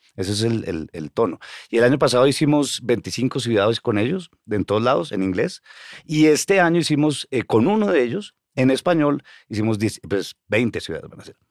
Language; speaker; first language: Spanish; native; Spanish